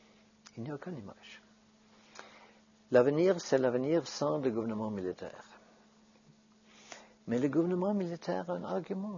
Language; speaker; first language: French; non-native, fluent; Norwegian